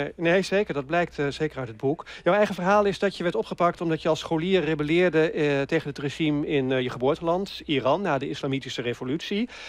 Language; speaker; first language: Dutch; native; Dutch